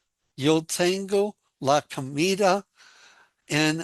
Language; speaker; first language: Spanish; non-native, learner; English